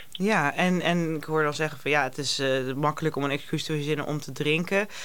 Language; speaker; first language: Dutch; native; Dutch